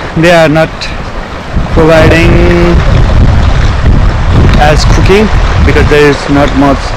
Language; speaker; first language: English; non-native, learner; Nepali